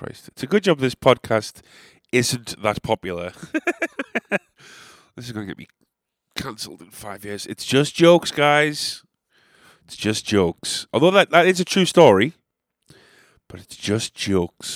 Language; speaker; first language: English; native; English